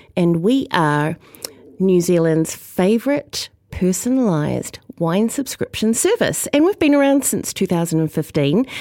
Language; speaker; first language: English; native; English